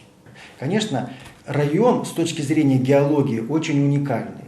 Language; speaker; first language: Russian; native; Russian